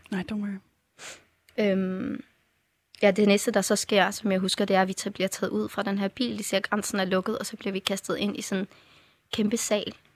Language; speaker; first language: Danish; early bilingual, other home language; Persian